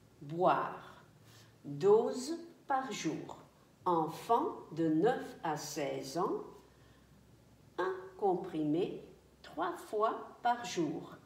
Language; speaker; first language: French; non-native, fluent; Dutch